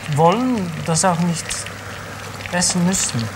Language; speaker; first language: German; non-native, fluent; Dutch